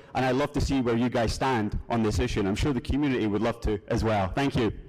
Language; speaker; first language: English; native; English